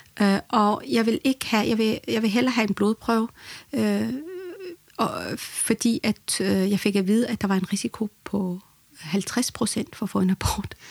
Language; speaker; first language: Danish; early bilingual, other home language; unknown